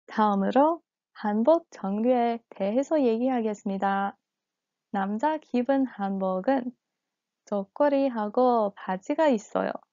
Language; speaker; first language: Korean; non-native, learner; English